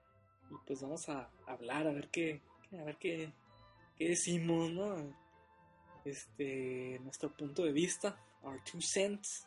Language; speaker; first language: Spanish; native; Spanish